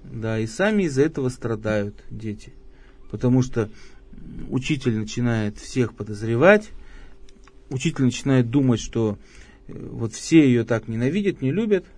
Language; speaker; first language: Russian; native; Russian